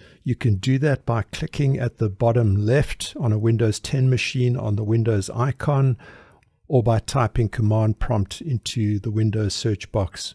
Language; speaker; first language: English; native; English